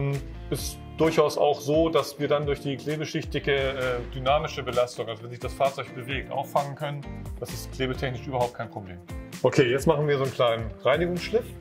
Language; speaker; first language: German; native; German